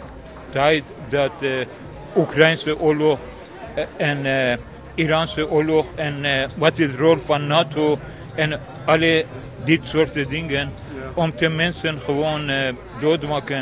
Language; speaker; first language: Dutch; non-native, learner; Persian